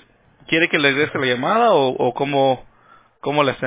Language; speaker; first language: Spanish; early bilingual, heritage; Spanish